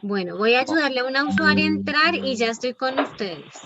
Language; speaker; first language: Spanish; native; Spanish